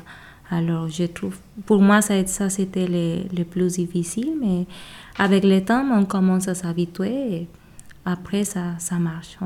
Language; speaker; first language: French; non-native, fluent; Spanish